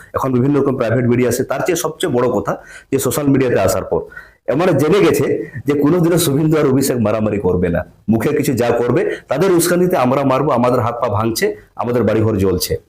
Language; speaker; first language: Bangla; non-native, local second language; Santali